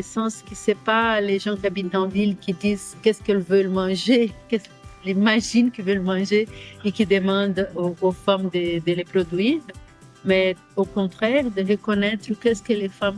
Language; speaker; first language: French; non-native, fluent; Portuguese